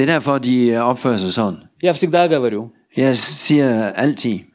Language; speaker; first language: Danish; non-native, learner; Russian